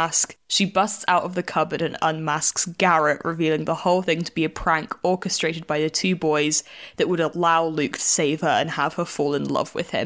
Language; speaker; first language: English; native; English